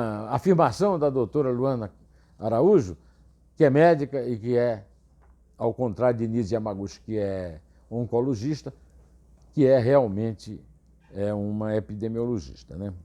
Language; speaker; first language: Portuguese; native; Portuguese